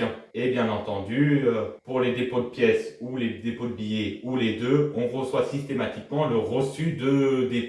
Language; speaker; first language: French; native; French